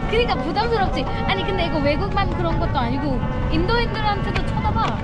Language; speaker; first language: Korean; non-native, fluent; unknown